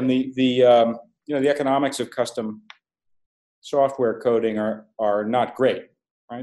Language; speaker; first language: English; native; English